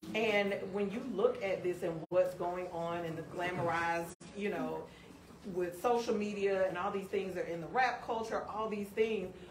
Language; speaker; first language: English; native; English